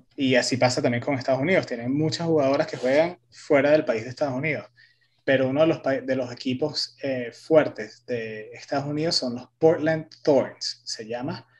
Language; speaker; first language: Spanish; early bilingual, heritage; Spanish